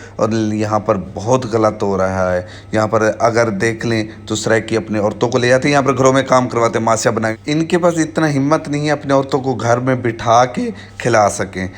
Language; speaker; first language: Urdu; non-native, local second language; Saraiki